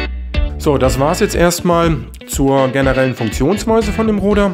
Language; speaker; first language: German; native; German